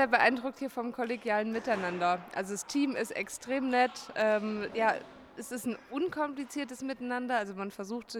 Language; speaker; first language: German; native; German